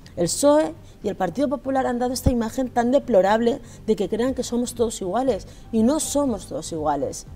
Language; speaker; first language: Spanish; native; Spanish